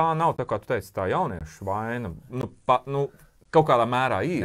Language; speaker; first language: Latvian; native; Latvian